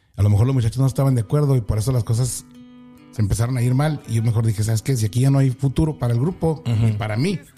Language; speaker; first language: Spanish; native; Spanish